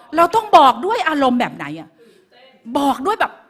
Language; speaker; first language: Thai; native; Thai